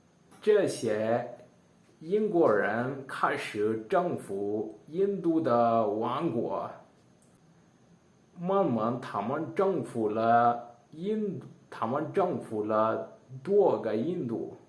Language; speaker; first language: Chinese; non-native, learner; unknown